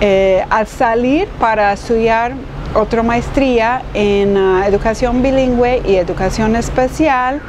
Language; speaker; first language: Spanish; non-native, fluent; English